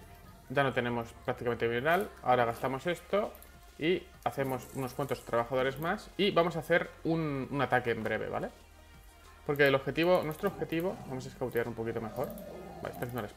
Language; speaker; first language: Spanish; native; Spanish